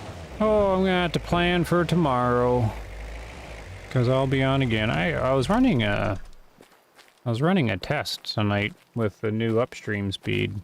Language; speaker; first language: English; native; English